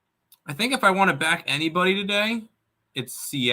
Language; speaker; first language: English; native; English